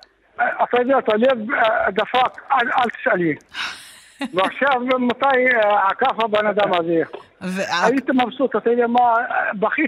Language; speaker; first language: Hebrew; non-native, local second language; Arabic